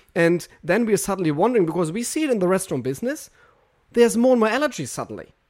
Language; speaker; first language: English; non-native, fluent; German